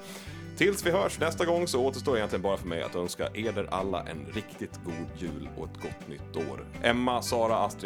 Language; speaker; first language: Swedish; native; Swedish